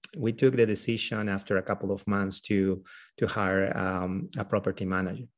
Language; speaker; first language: English; non-native, fluent; Spanish